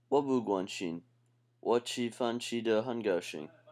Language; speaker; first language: Chinese; non-native, learner; English